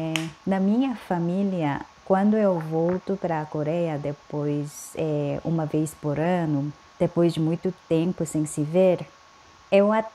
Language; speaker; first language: Portuguese; non-native, fluent; Korean